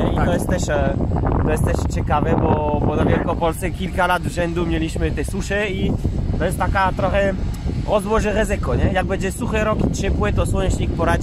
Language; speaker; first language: Polish; non-native, fluent; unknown